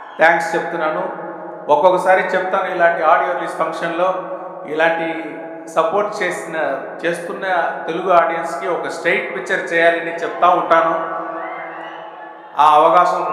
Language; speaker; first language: Telugu; non-native, learner; Tamil